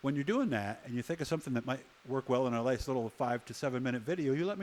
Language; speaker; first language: English; native; English